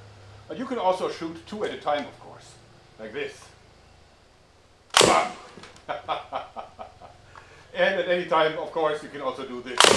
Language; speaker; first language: English; non-native, fluent; German